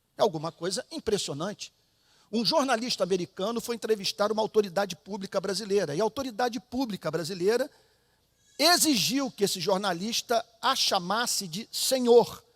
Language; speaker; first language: Portuguese; native; Portuguese